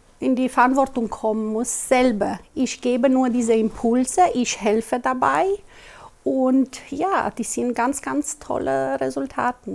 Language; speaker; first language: German; non-native, local second language; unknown